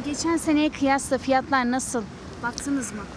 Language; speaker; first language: Turkish; native; Turkish